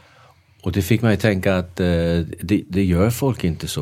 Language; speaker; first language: Swedish; non-native, fluent; Danish